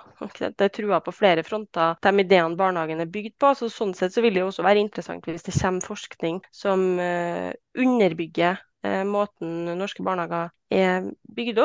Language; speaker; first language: Norwegian; native; Norwegian